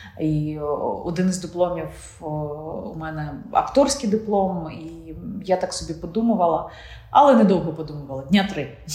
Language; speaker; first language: Ukrainian; non-native, local second language; Russian